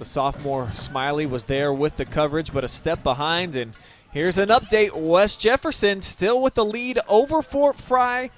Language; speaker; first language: English; native; English